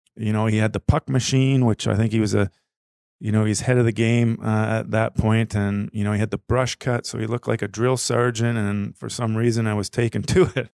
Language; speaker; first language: English; native; English